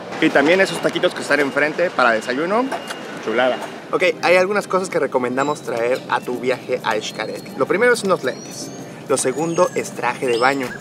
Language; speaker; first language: Spanish; native; Spanish